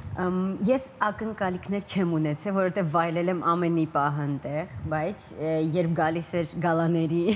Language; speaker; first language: Armenian; early bilingual, heritage; Armenian